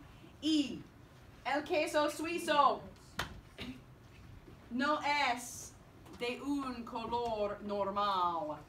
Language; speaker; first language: Spanish; non-native, fluent; English